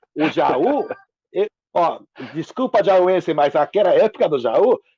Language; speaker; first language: Portuguese; non-native, fluent; Japanese